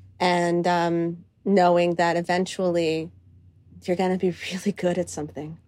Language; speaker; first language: English; early bilingual, other home language; Greek